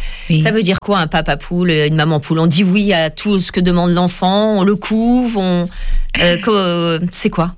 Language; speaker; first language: French; native; French